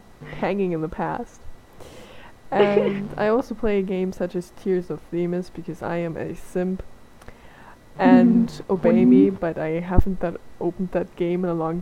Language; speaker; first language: English; non-native, fluent; German